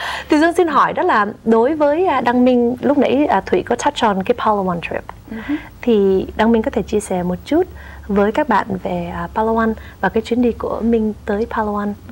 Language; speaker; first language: Vietnamese; native; Vietnamese